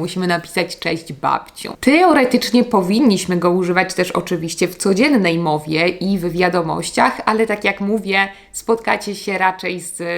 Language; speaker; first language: Polish; native; Polish